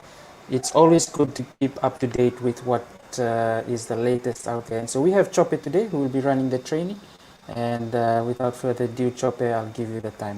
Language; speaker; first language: English; non-native, local second language; Fijian